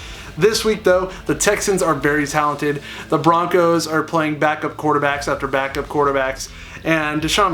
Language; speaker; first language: English; native; English